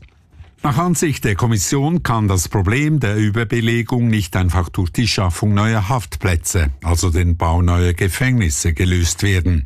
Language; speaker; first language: German; native; German